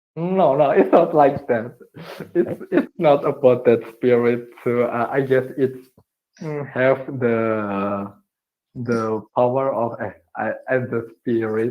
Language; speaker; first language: English; non-native, learner; Indonesian